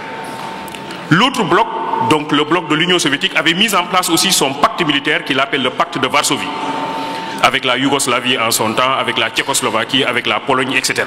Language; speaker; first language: French; non-native, local second language; Wolof